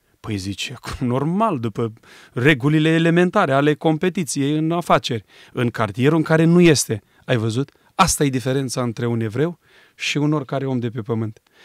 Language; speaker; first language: Romanian; native; Romanian